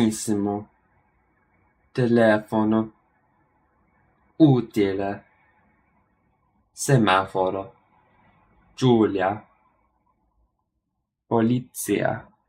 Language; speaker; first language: Italian; non-native, learner; English